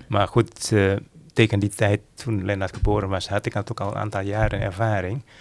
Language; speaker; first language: Dutch; non-native, fluent; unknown